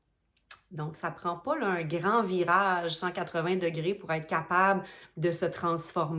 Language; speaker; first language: French; native; French